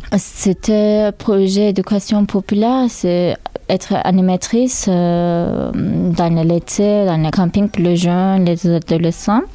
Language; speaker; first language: French; non-native, learner; Turkish